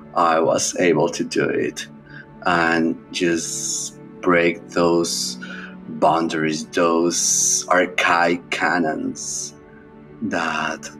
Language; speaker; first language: English; non-native, fluent; Spanish